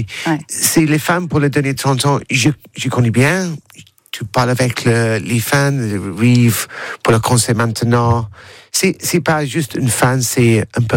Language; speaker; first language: French; non-native, learner; English